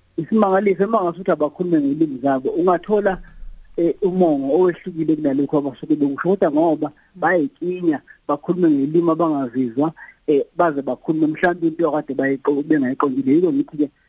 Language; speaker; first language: Zulu; native; Zulu